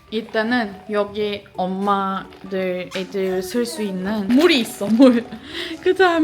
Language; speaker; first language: Korean; non-native, fluent; Turkish